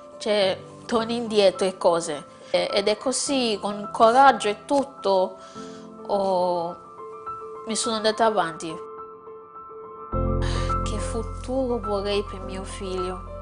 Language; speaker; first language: Italian; non-native, fluent; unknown